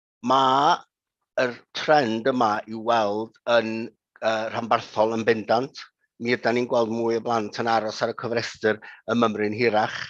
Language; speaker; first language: Welsh; native; Welsh